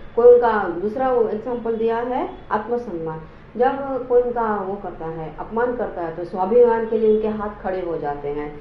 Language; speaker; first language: Hindi; non-native, local second language; Marathi